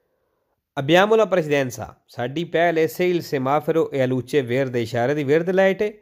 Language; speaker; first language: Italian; non-native, learner; Punjabi